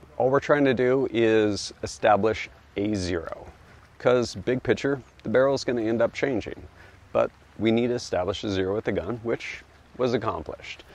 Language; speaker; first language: English; native; English